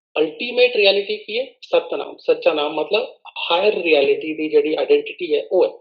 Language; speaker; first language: Hindi; non-native, local second language; Punjabi